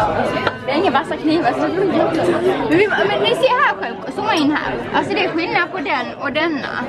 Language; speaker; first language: Swedish; native; Swedish